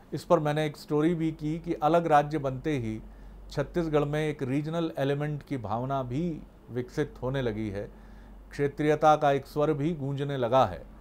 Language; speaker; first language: Hindi; native; Hindi